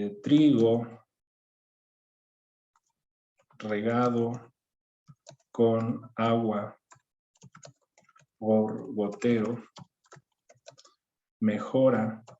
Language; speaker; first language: Spanish; native; Spanish